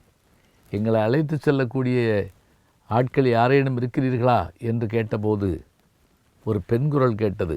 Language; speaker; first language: Tamil; native; Tamil